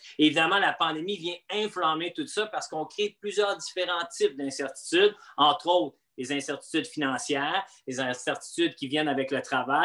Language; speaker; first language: French; native; French